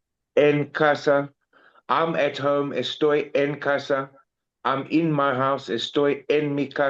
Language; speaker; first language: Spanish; non-native, fluent; English